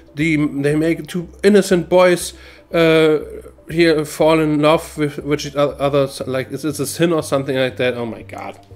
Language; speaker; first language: English; non-native, fluent; German